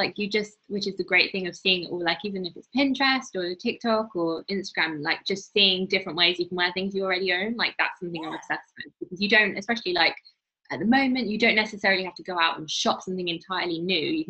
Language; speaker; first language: English; native; English